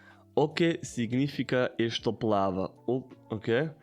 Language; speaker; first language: Portuguese; non-native, learner; German